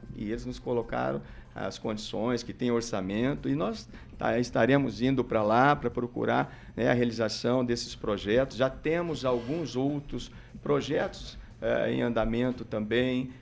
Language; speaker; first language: Portuguese; native; Portuguese